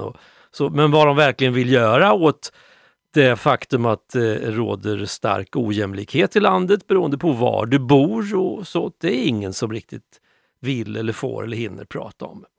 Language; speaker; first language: Swedish; native; Swedish